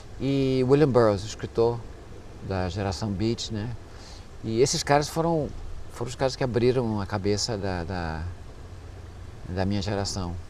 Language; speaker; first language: Portuguese; early bilingual, other home language; English